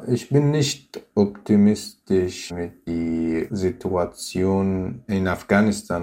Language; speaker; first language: German; non-native, learner; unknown